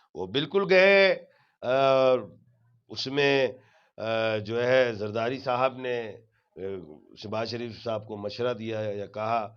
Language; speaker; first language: Urdu; non-native, local second language; Punjabi